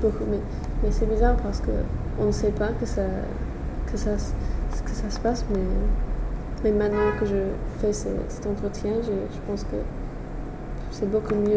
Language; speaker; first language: French; non-native, fluent; English